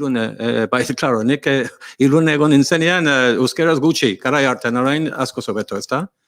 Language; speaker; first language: Basque; non-native, learner; English